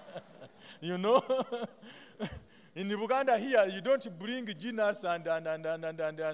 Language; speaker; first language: English; non-native, local second language; Ganda